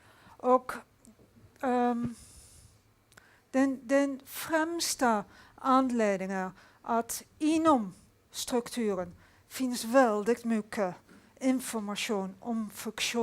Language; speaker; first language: Swedish; non-native, fluent; Dutch